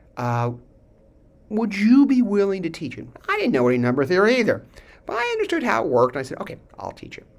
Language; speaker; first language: English; native; English